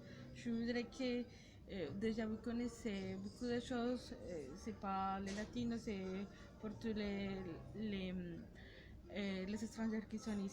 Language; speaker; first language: French; non-native, learner; Spanish